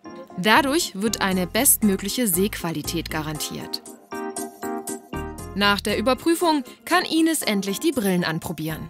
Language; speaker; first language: German; native; German